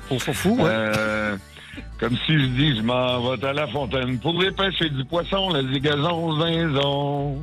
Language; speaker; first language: French; native; French